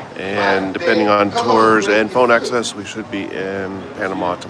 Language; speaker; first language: English; native; English